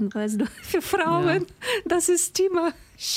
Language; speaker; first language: German; non-native, learner; Ukrainian